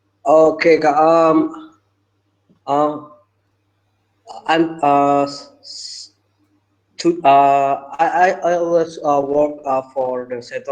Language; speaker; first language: English; non-native, learner; Indonesian